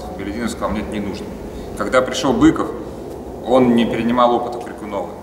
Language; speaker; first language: Russian; native; Russian